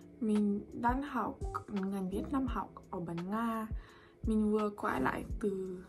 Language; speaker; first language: Vietnamese; non-native, learner; Russian